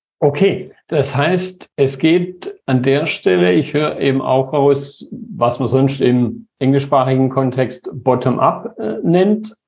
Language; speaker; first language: German; native; German